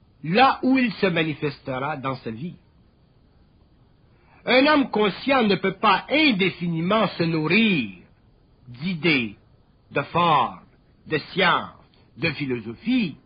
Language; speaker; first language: French; native; French